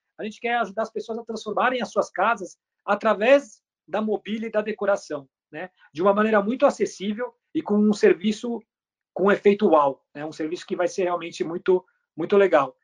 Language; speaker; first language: Portuguese; early bilingual, other home language; Spanish